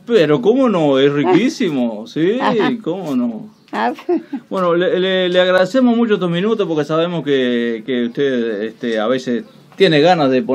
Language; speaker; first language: Spanish; native; Spanish